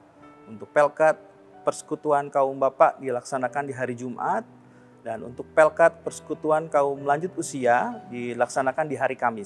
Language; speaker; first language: Indonesian; native; Indonesian